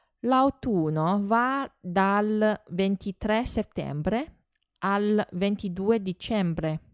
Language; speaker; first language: Italian; non-native, fluent; Chinese